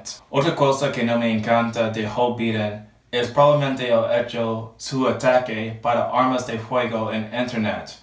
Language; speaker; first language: Spanish; non-native, learner; English